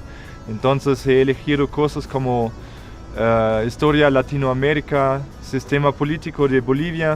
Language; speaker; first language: Spanish; non-native, fluent; German